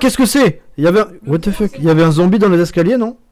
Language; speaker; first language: French; native; French